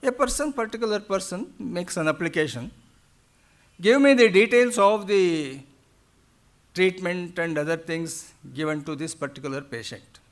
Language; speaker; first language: English; non-native, local second language; Kannada